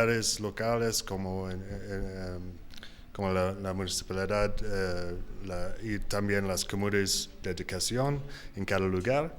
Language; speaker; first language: Spanish; non-native, learner; English